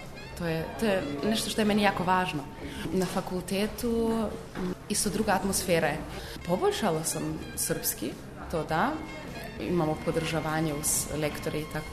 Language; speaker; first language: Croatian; non-native, fluent; German